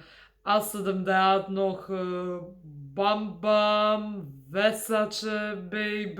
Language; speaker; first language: German; non-native, fluent; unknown